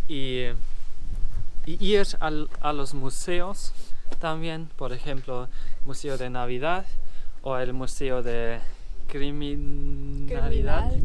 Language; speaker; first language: Spanish; non-native, learner; German